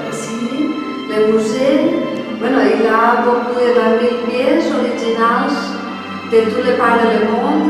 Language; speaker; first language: French; non-native, learner; Spanish